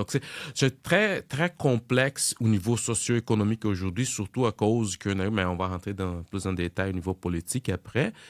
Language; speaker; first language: French; non-native, fluent; Portuguese